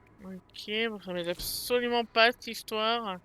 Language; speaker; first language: French; native; French